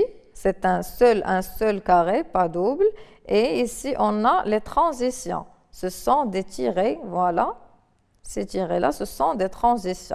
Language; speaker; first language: French; non-native, local second language; Arabic